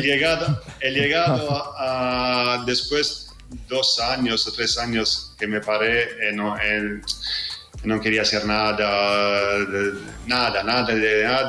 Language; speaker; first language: Spanish; non-native, fluent; Italian